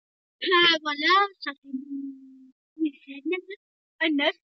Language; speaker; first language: French; non-native, local second language; Morisyen